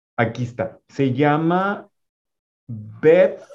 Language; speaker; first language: Spanish; native; Spanish